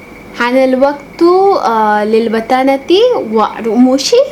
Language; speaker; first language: Arabic; non-native, local second language; Bangla